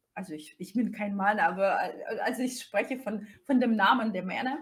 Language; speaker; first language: German; non-native, fluent; Russian